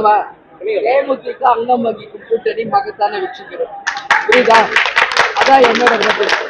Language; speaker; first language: Tamil; native; Tamil